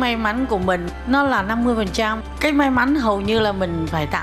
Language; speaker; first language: Vietnamese; native; Vietnamese